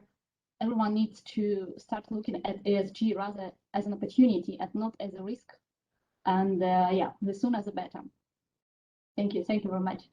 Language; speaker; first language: English; non-native, fluent; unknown